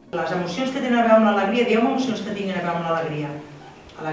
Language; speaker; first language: Catalan; native; Catalan